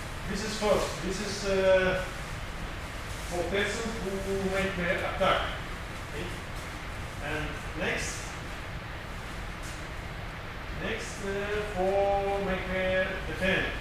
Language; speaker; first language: English; non-native, learner; Russian